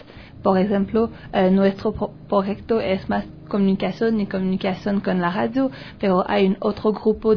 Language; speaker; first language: Spanish; non-native, learner; French